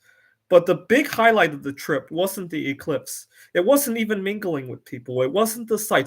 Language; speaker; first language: English; native; English